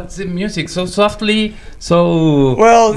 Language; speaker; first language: English; non-native, learner; Spanish